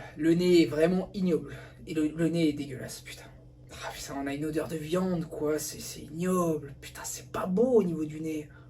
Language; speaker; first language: French; native; French